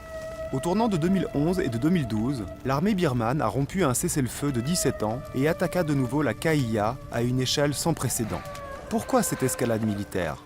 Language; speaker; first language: French; native; French